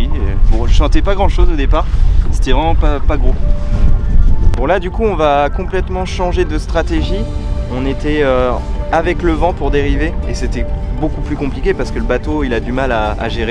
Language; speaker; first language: French; native; French